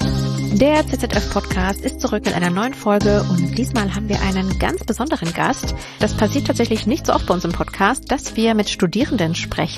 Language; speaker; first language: German; native; German